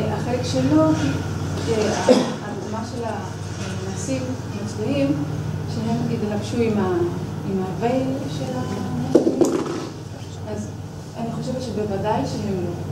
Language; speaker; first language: Hebrew; non-native, fluent; Spanish